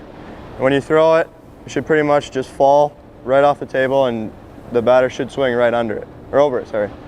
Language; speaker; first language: English; native; English